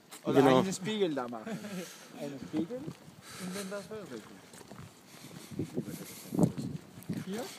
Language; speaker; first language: German; non-native, learner; Spanish